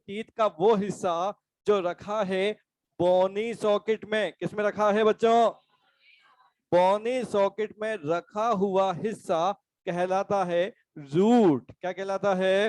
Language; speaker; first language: Hindi; native; Hindi